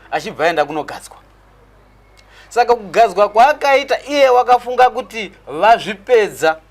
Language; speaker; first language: Shona; native; Shona